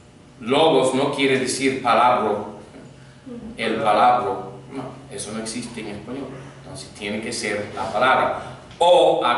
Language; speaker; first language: Spanish; non-native, fluent; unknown